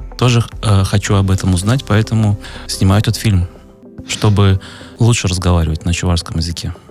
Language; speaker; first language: Russian; native; Russian